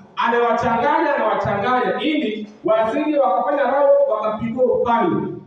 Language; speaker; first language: Swahili; non-native, local second language; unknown